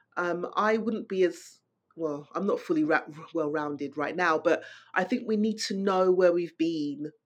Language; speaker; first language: English; native; English